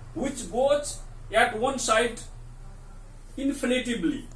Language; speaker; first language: English; non-native, local second language; Nepali